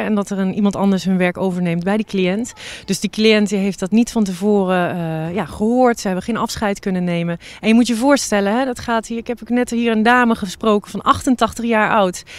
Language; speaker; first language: Dutch; native; Dutch